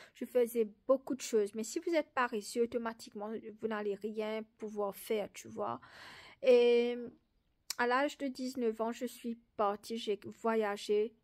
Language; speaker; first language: French; non-native, local second language; Morisyen